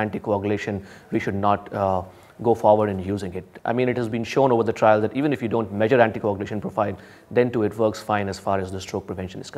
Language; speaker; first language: English; non-native, local second language; Hindi